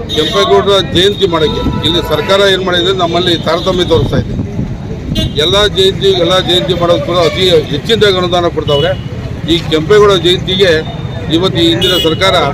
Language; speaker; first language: Kannada; native; Kannada